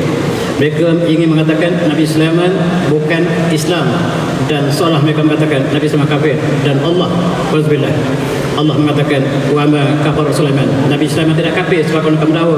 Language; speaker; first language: Malay; native; Malay